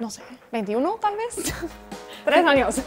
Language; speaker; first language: Spanish; early bilingual, heritage; English